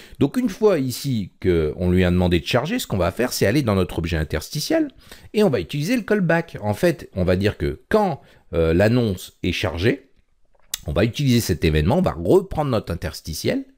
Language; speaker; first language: French; native; French